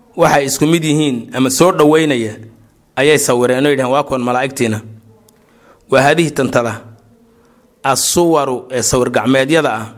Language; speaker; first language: Somali; native; Somali